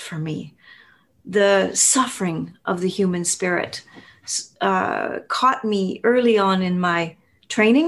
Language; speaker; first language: English; native; English